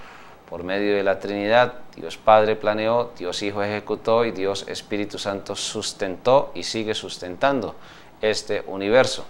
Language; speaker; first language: Spanish; native; Spanish